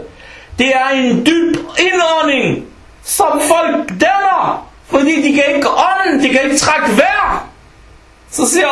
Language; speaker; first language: Danish; non-native, local second language; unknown